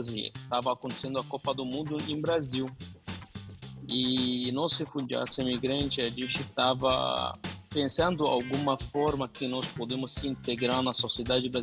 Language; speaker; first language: Portuguese; non-native, fluent; Arabic